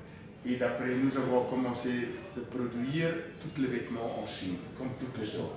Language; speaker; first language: French; non-native, fluent; German